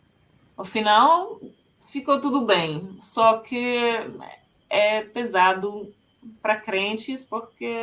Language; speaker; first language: Portuguese; non-native, fluent; Finnish